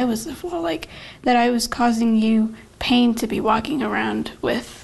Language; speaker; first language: English; native; English